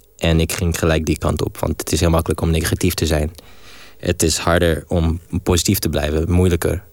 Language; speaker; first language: Dutch; early bilingual, heritage; Dutch